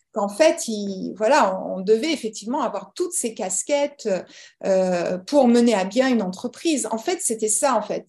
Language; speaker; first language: French; early bilingual, other home language; English